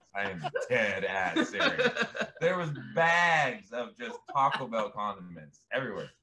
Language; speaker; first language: English; native; English